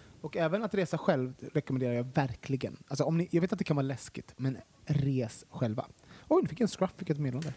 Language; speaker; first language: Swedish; native; Swedish